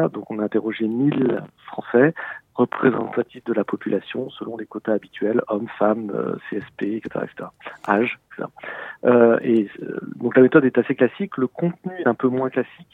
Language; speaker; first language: French; native; French